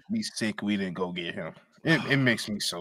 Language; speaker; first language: English; native; English